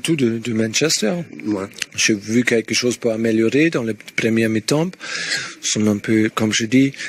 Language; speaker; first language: French; non-native, learner; Spanish